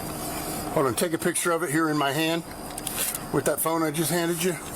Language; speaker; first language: English; native; English